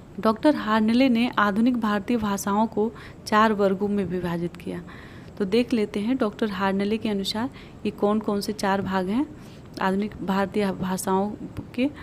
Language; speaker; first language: Hindi; native; Hindi